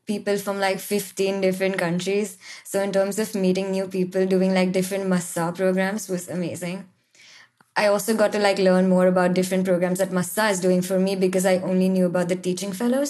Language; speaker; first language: English; non-native, local second language; Marathi